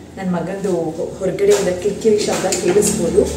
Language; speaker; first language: Kannada; non-native, local second language; Tulu